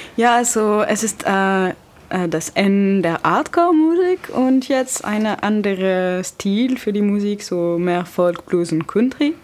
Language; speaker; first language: German; non-native, learner; French